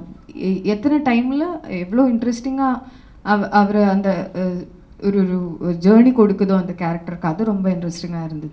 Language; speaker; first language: Tamil; non-native, local second language; Malayalam